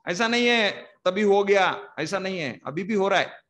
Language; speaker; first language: Hindi; non-native, local second language; Kannada